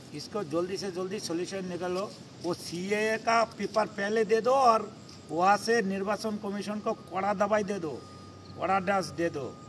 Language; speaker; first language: Hindi; non-native, local second language; Bangla